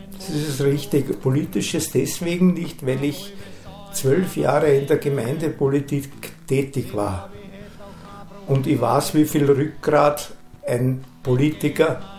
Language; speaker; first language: German; native; German